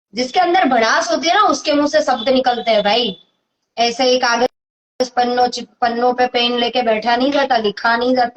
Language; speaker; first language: Hindi; non-native, local second language; Gujarati